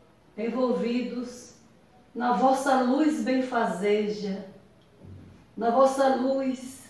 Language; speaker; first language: Portuguese; native; Portuguese